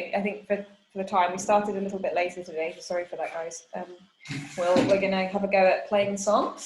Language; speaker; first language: English; non-native, fluent; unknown